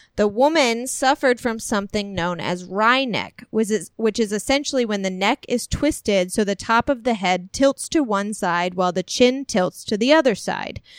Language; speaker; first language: English; native; English